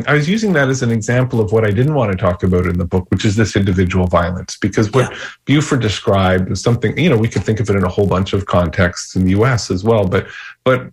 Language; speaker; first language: English; native; English